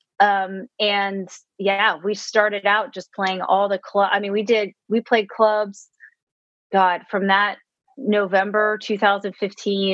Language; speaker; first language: English; native; English